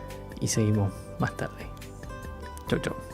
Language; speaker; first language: Spanish; native; Spanish